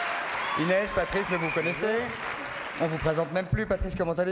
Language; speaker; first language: French; native; French